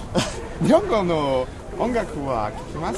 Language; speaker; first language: Japanese; non-native, learner; English